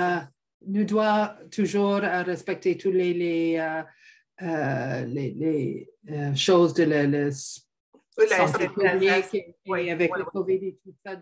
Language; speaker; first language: French; non-native, fluent; English